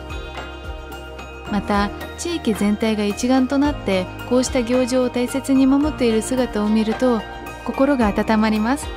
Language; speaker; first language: Japanese; non-native, fluent; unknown